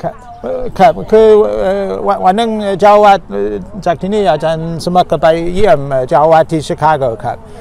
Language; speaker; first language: Thai; non-native, fluent; English